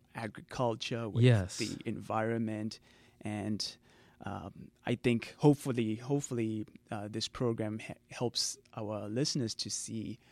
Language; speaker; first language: English; non-native, local second language; Shona